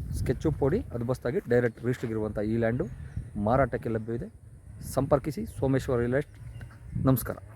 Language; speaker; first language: Kannada; native; Kannada